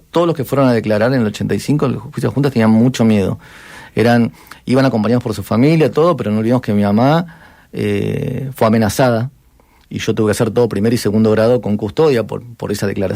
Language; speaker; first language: Spanish; native; Spanish